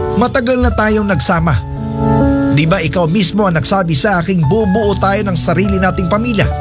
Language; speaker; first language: Filipino; non-native, local second language; Cebuano